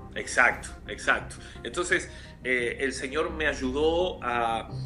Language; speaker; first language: Spanish; native; Spanish